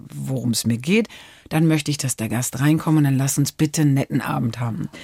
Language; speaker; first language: German; native; German